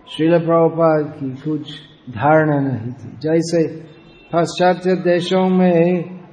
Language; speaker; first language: Hindi; non-native, fluent; English